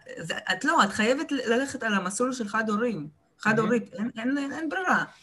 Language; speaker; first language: Hebrew; early bilingual, other home language; Russian